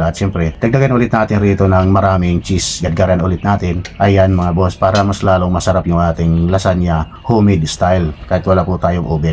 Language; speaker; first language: Filipino; native; Filipino